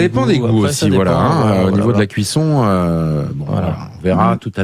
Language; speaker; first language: French; native; French